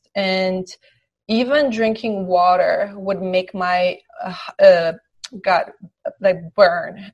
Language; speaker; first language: English; early bilingual, other home language; Polish